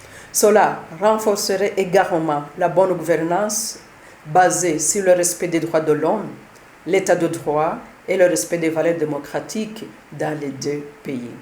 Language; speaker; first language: French; non-native, local second language; Kinyarwanda